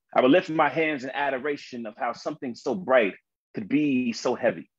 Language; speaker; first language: English; native; English